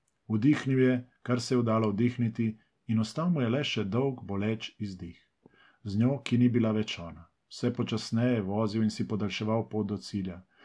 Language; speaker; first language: Slovenian; non-native, local second language; Serbian